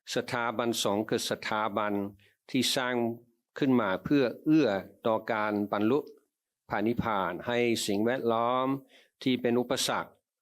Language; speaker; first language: Thai; non-native, fluent; English